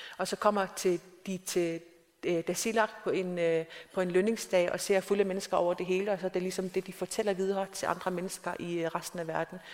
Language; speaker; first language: Danish; non-native, local second language; Kalaallisut